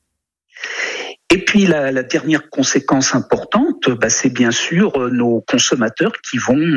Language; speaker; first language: French; native; French